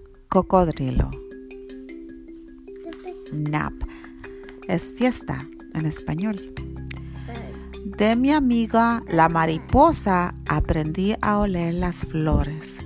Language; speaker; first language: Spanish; early bilingual, heritage; Spanish